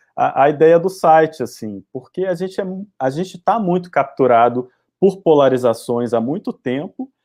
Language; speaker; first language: Portuguese; native; Portuguese